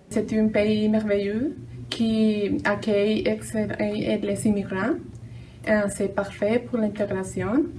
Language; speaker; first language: French; non-native, learner; Spanish